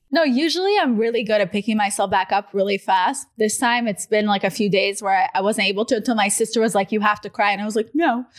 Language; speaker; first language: English; non-native, fluent; Russian